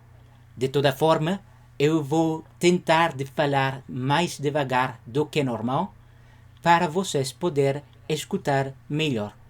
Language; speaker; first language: Portuguese; non-native, learner; Spanish